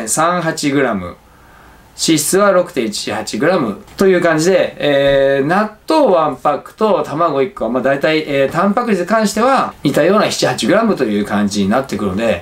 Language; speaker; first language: Japanese; native; Japanese